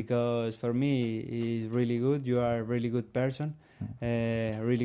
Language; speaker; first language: English; non-native, learner; Spanish